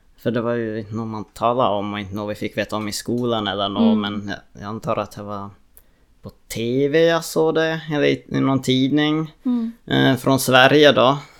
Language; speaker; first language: Swedish; native; Swedish